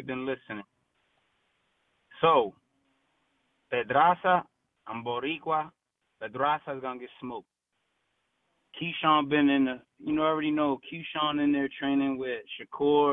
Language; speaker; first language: English; native; English